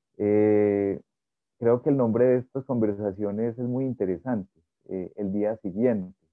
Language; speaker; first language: Spanish; native; Spanish